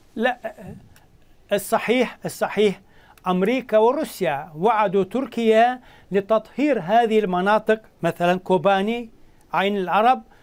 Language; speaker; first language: Arabic; non-native, fluent; Turkish